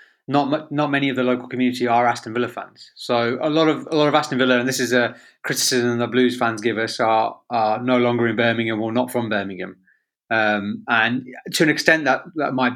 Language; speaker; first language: English; native; English